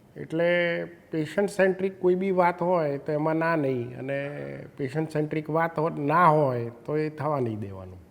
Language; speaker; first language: Gujarati; native; Gujarati